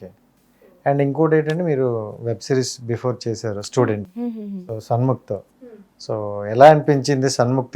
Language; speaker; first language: Telugu; native; Telugu